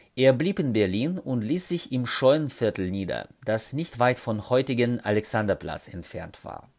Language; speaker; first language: German; non-native, fluent; Russian